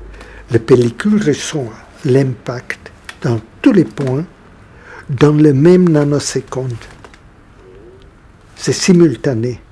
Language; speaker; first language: French; non-native, fluent; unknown